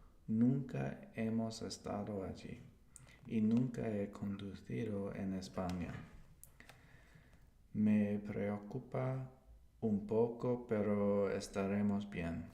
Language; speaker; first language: Spanish; non-native, learner; English